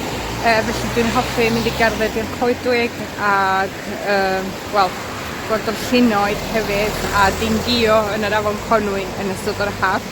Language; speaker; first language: Welsh; non-native, fluent; Spanish